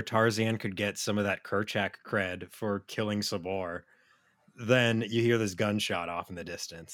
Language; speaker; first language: English; native; English